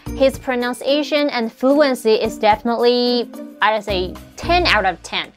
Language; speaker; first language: English; non-native, fluent; Chinese